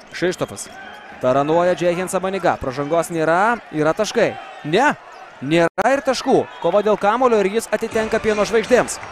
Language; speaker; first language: Lithuanian; native; Lithuanian